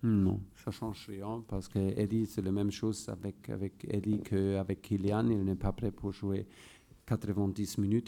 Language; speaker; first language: French; non-native, fluent; German